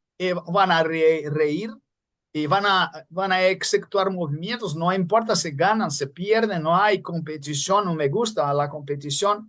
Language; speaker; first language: Spanish; non-native, fluent; Portuguese